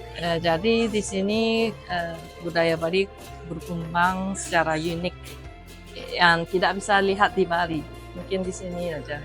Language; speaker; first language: Indonesian; non-native, fluent; Japanese